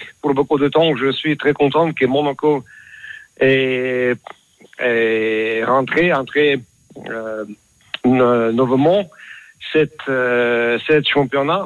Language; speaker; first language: French; non-native, learner; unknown